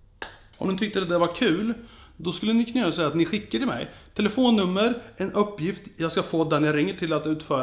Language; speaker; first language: Swedish; native; Swedish